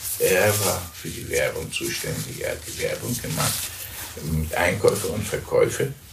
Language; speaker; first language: German; early bilingual, other home language; Persian